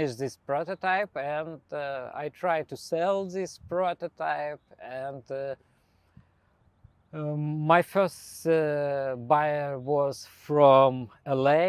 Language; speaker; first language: English; non-native, learner; Belarusian